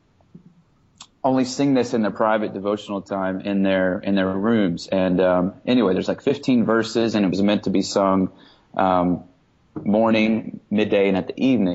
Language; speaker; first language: English; native; English